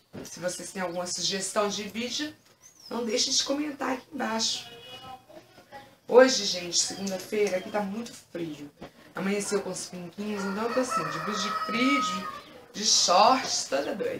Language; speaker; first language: Portuguese; native; Portuguese